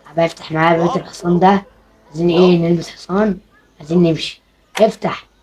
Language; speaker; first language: Arabic; native; Arabic